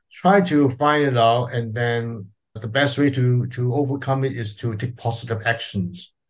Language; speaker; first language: English; non-native, local second language; Cantonese